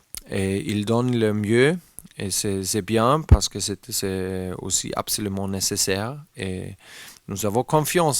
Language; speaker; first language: French; non-native, learner; German